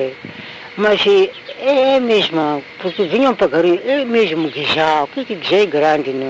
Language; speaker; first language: Portuguese; non-native, local second language; Tsonga